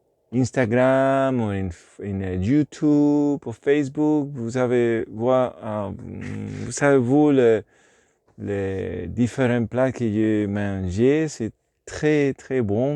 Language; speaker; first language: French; non-native, learner; Spanish